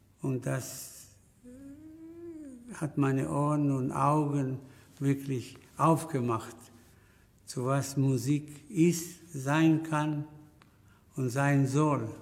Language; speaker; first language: German; non-native, fluent; Spanish